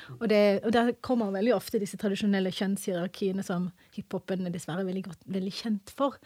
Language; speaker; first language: Norwegian; early bilingual, other home language; English